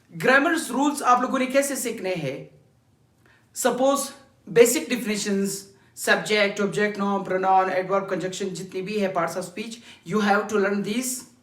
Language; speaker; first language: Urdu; non-native, local second language; Pashto